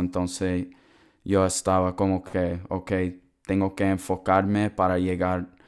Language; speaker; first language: Spanish; early bilingual, heritage; English